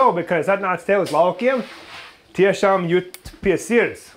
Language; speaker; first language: Latvian; early bilingual, other home language; English